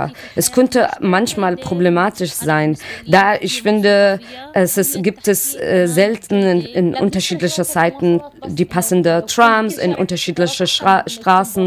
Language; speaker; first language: German; non-native, learner; Arabic